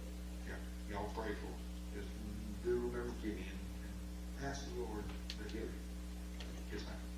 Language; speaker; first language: English; native; English